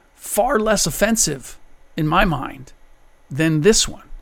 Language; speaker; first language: English; early bilingual, other home language; German